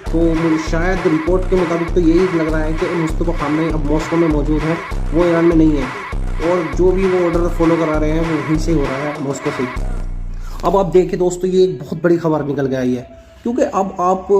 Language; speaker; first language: Hindi; native; Hindi